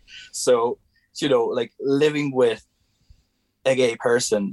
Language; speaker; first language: English; non-native, fluent; Hungarian